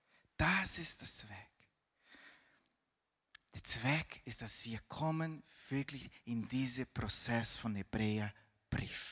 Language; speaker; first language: German; non-native, fluent; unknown